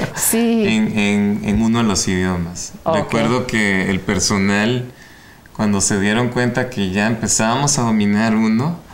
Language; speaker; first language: Spanish; native; Spanish